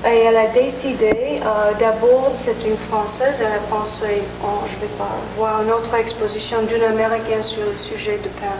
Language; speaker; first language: French; non-native, fluent; English